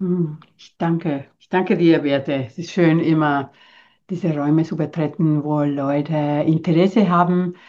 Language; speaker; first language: German; non-native, fluent; Spanish